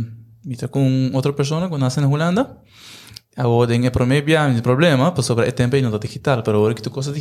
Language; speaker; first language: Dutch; non-native, local second language; Papiamento